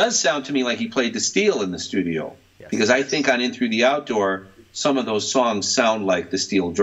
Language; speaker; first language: English; native; English